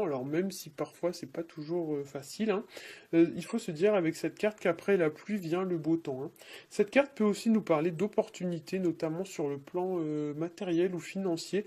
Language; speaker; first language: French; native; French